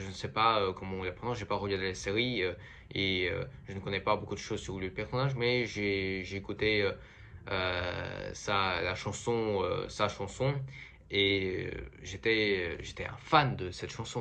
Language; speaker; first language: French; non-native, fluent; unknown